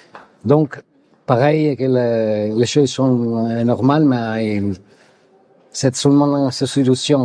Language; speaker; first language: French; non-native, learner; Italian